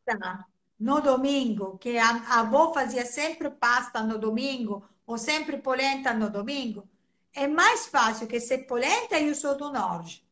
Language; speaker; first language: Portuguese; non-native, fluent; Italian